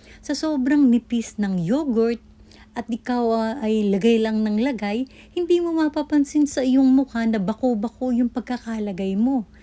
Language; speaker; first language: Filipino; native; Filipino